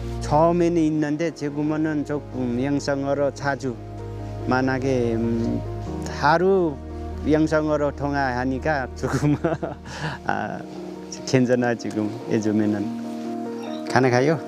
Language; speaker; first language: Korean; non-native, learner; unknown